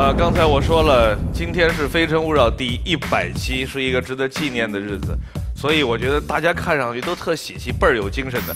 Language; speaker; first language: Chinese; native; Chinese